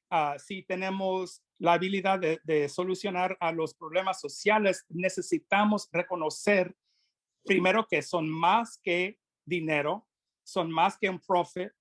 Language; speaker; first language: Spanish; non-native, fluent; English